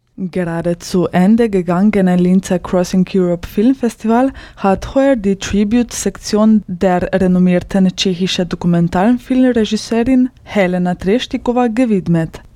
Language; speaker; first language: German; native; German